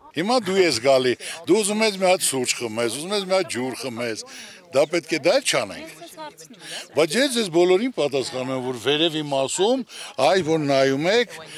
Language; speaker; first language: Armenian; native; Armenian